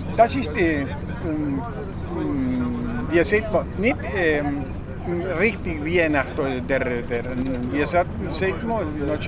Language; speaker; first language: German; early bilingual, heritage; German